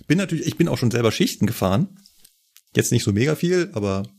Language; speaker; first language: German; native; German